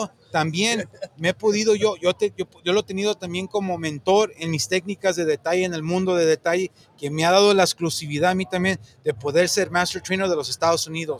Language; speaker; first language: Spanish; native; Spanish